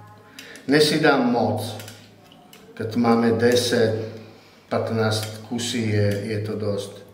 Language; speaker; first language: Czech; non-native, learner; Italian